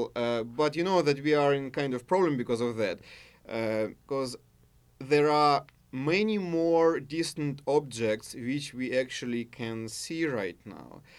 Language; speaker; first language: English; non-native, fluent; Russian